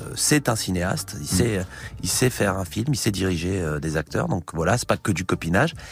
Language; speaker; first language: French; native; French